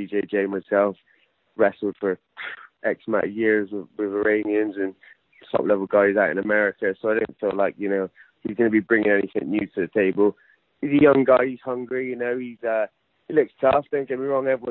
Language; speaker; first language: English; native; English